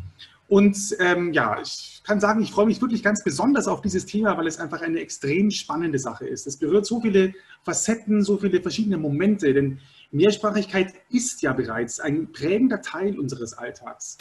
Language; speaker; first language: German; native; German